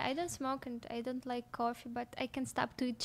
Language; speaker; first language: English; non-native, learner; Russian